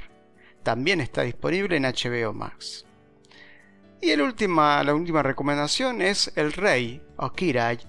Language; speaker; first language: Spanish; native; Spanish